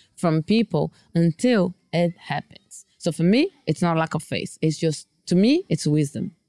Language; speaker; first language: English; non-native, fluent; Portuguese